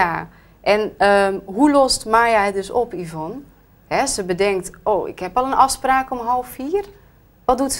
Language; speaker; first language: Dutch; native; Dutch